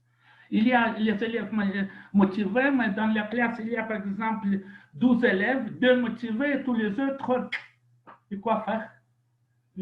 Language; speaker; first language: French; non-native, fluent; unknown